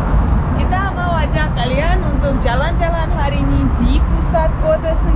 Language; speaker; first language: Indonesian; non-native, fluent; Russian